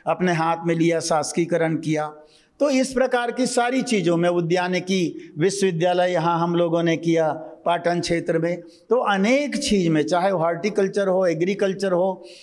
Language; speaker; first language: Hindi; native; Hindi